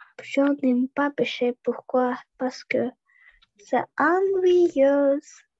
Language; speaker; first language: French; non-native, learner; Russian